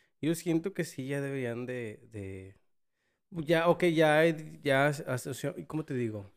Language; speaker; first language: Spanish; early bilingual, heritage; Spanish